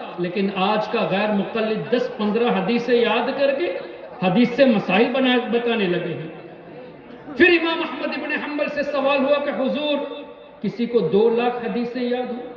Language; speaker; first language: Urdu; non-native, local second language; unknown